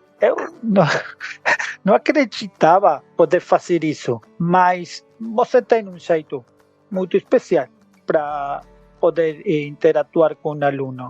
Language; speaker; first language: Portuguese; non-native, learner; Spanish